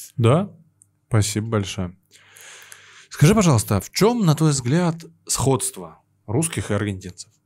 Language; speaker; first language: Russian; native; Russian